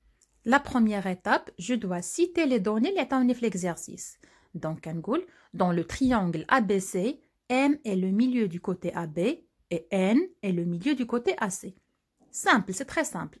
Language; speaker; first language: French; non-native, local second language; Arabic